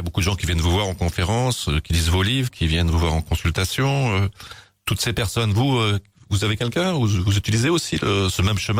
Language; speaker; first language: French; native; French